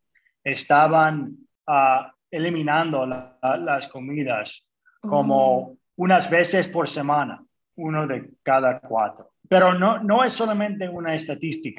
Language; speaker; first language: Spanish; early bilingual, other home language; English